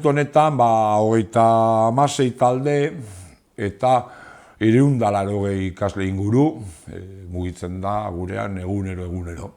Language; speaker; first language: Basque; non-native, local second language; Spanish